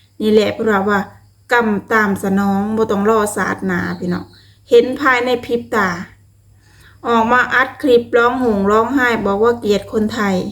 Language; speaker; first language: Thai; non-native, local second language; Lao